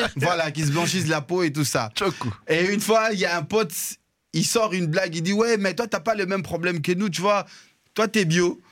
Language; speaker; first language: French; non-native, local second language; Lingala